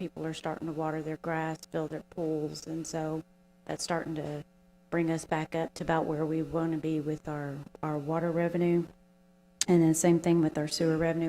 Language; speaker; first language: English; native; English